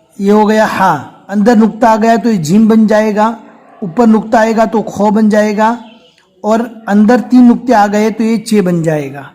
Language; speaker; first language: Hindi; native; Hindi